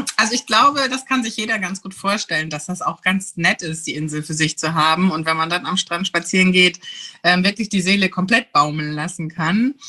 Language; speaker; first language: German; native; German